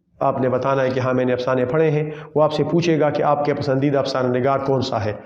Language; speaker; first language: Urdu; non-native, local second language; Pashto